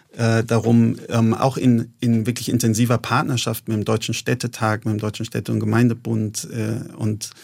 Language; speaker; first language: German; native; German